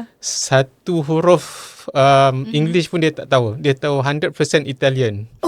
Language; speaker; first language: Malay; native; Malay